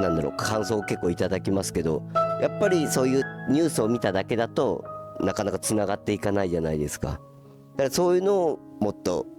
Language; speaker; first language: Japanese; native; Japanese